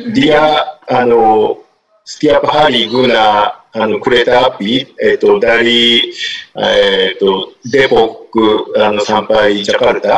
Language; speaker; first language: Indonesian; native; Indonesian